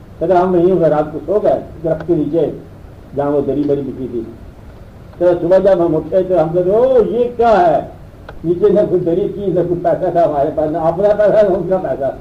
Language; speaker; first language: Urdu; non-native, local second language; Punjabi